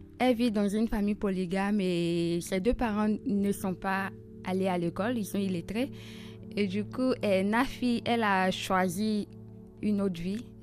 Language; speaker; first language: French; non-native, local second language; Soninke